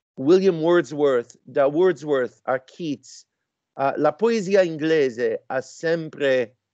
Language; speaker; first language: Italian; non-native, fluent; English